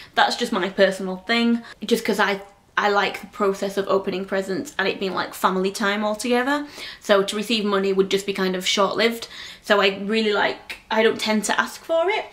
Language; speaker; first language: English; native; English